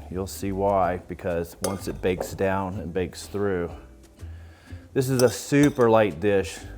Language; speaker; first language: English; native; English